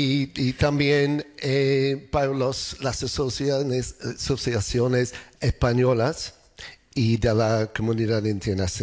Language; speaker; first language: Spanish; non-native, learner; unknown